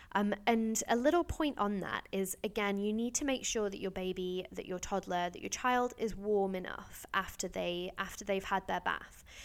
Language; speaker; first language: English; native; English